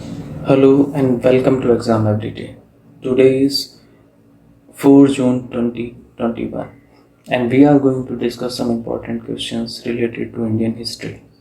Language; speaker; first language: English; non-native, local second language; Hindi